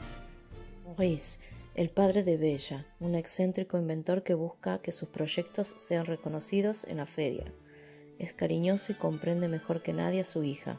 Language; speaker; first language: Spanish; native; Spanish